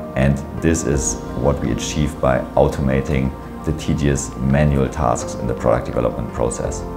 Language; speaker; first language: English; non-native, fluent; German